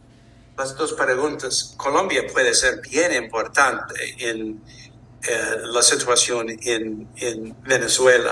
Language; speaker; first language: Spanish; non-native, fluent; English